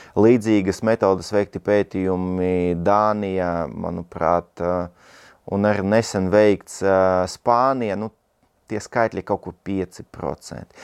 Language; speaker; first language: Latvian; non-native, local second language; Russian